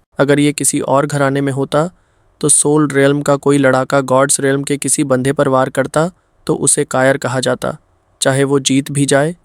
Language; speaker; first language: Hindi; non-native, fluent; Bangla